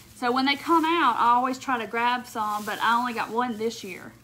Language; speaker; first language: English; native; English